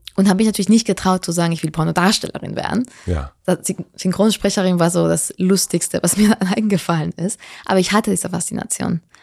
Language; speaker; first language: German; non-native, fluent; Spanish